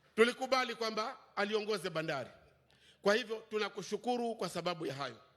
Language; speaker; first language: Swahili; native; Swahili